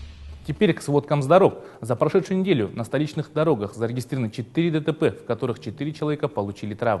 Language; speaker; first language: Russian; native; Russian